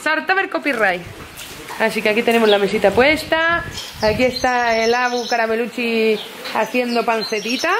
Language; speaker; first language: Spanish; native; Spanish